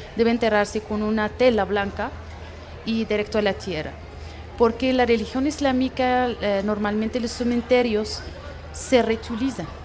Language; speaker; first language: Spanish; non-native, fluent; Arabic